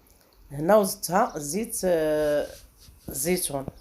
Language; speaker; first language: Arabic; native; Arabic